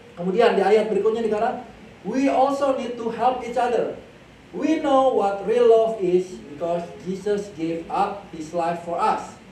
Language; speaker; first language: English; non-native, fluent; Indonesian